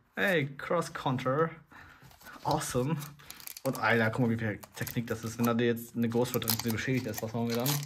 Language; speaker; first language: German; early bilingual, other home language; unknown